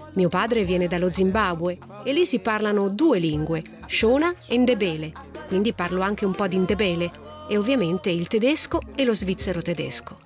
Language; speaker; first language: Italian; native; Italian